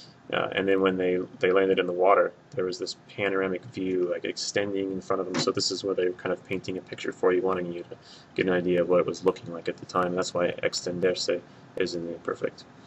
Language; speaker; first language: English; native; English